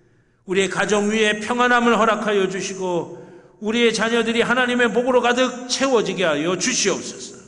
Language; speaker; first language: Korean; native; Korean